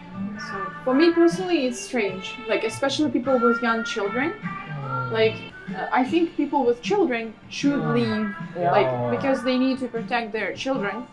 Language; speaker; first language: English; non-native, fluent; Ukrainian